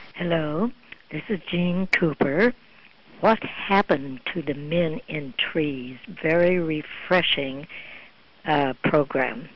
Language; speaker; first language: English; early bilingual, other home language; Italian